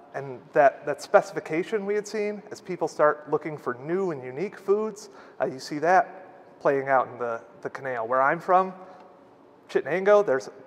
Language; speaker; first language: English; native; English